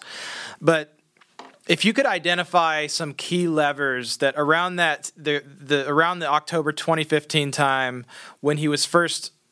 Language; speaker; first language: English; native; English